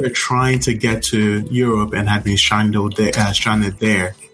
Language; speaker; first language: English; non-native, local second language; Akan